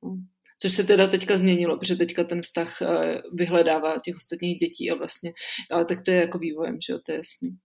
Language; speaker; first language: Czech; native; Czech